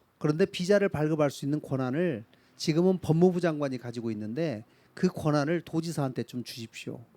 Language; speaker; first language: Korean; native; Korean